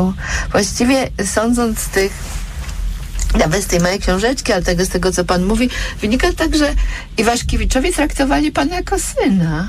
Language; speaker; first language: Polish; native; Polish